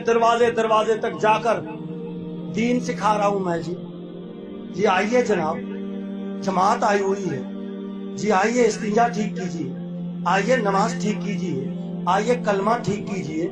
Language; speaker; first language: Urdu; native; Urdu